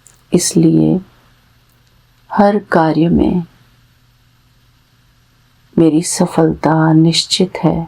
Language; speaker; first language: Hindi; native; Hindi